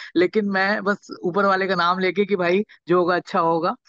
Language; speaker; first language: Hindi; native; Hindi